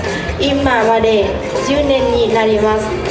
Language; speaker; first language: Japanese; non-native, learner; Vietnamese